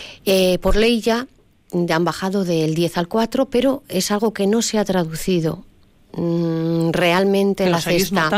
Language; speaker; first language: Spanish; native; Spanish